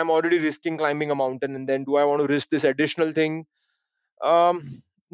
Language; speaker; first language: English; non-native, local second language; Hindi